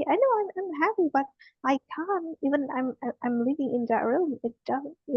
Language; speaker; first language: English; non-native, learner; Indonesian